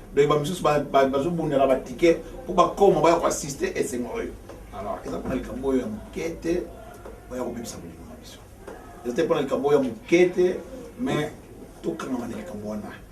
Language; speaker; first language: Lingala; non-native, local second language; Kituba (Democratic Republic of Congo)